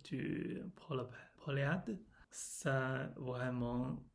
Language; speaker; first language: French; non-native, learner; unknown